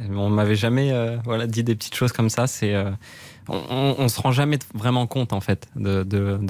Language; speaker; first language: French; native; French